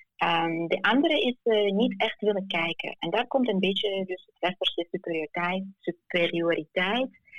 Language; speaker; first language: Dutch; non-native, fluent; Ukrainian